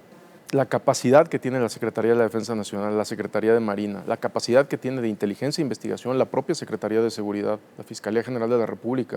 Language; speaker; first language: Spanish; native; Spanish